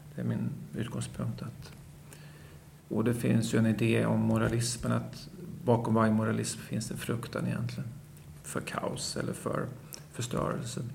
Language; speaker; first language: Swedish; native; Swedish